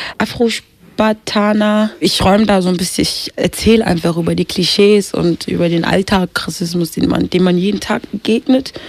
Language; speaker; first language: German; early bilingual, other home language; Swahili